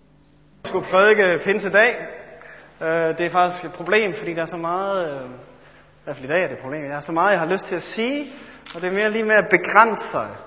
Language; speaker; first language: Danish; native; Danish